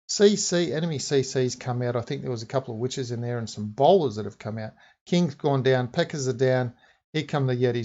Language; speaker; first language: English; native; English